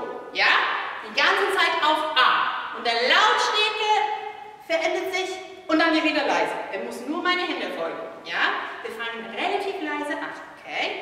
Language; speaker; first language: German; non-native, fluent; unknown